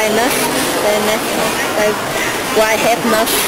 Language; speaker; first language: English; non-native, learner; Vietnamese